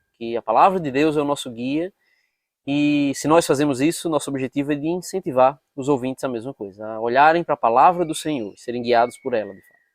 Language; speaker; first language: Portuguese; native; Portuguese